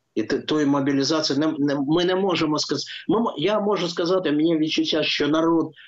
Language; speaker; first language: Ukrainian; non-native, local second language; Russian